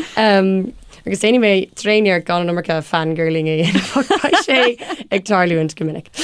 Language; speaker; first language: Irish; non-native, local second language; English